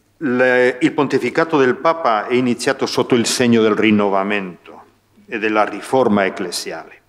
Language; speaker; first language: Italian; non-native, fluent; Spanish